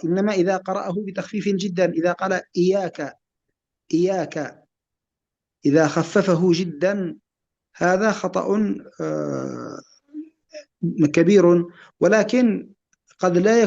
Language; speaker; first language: Arabic; native; Arabic